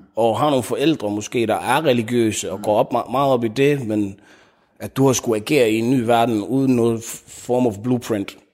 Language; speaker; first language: Danish; early bilingual, other home language; Tigrinya